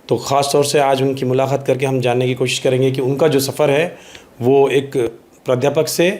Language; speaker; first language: Hindi; non-native, local second language; Marathi